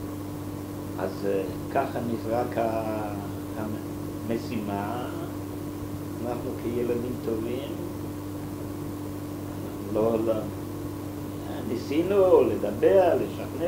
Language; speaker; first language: Hebrew; non-native, fluent; German